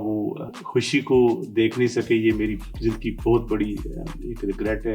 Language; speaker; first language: Urdu; non-native, local second language; Pahari-Potwari